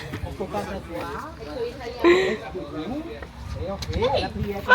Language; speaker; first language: French; non-native, fluent; Thai